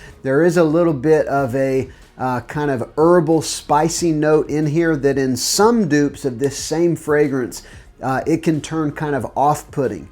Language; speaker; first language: English; native; English